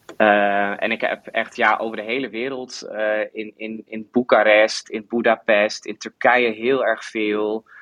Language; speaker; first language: Dutch; native; Dutch